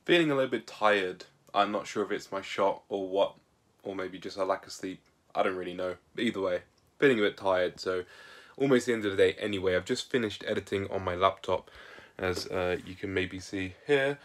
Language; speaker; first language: English; native; English